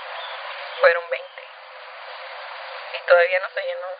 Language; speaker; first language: Spanish; native; Spanish